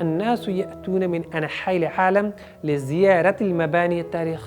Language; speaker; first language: Arabic; non-native, fluent; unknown